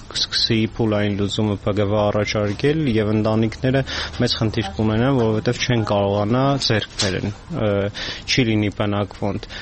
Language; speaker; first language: Armenian; native; Armenian